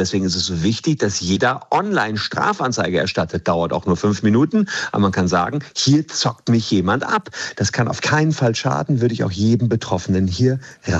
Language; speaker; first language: German; native; German